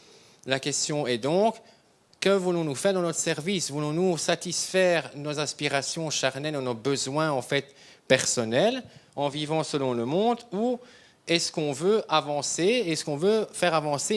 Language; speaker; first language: French; native; French